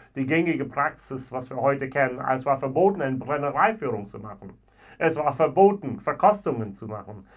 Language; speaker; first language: German; non-native, fluent; English